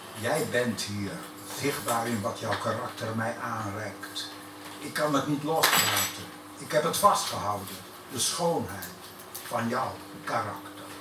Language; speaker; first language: Dutch; native; Dutch